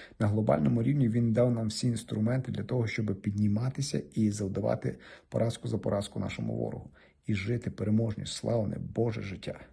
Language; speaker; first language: Ukrainian; native; Ukrainian